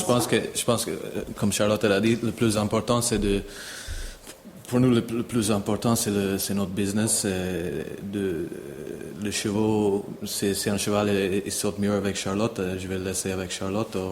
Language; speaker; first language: French; non-native, fluent; English